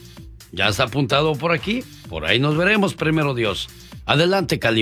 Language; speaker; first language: Spanish; native; Spanish